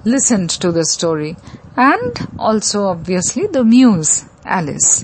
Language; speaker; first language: English; non-native, local second language; Bangla